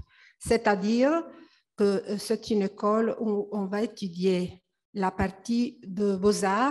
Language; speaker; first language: French; non-native, fluent; Italian